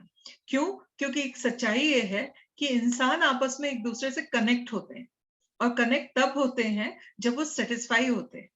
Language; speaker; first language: Hindi; native; Hindi